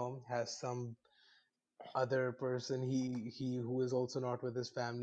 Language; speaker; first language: English; non-native, local second language; Urdu